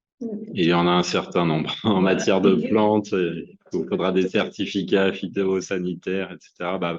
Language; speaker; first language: French; native; French